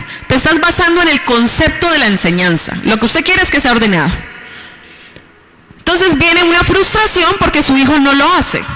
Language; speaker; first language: Spanish; native; Spanish